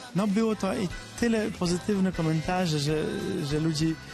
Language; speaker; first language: Polish; non-native, fluent; Italian